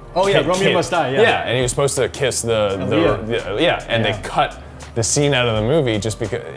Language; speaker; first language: English; native; English